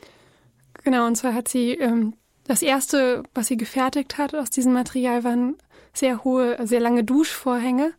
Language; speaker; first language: German; native; German